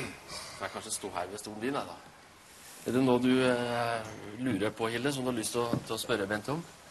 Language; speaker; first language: Norwegian; native; Norwegian